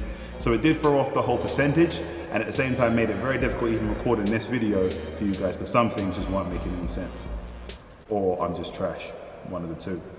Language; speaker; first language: English; native; English